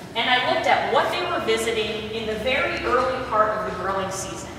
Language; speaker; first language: English; native; English